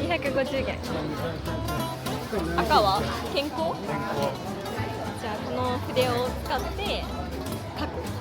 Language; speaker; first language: Japanese; native; Japanese